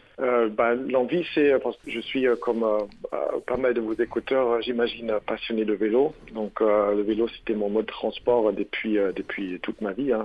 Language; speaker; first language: French; non-native, fluent; German